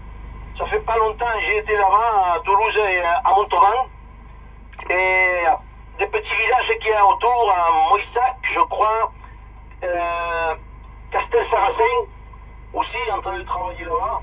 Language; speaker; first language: French; early bilingual, other home language; Spanish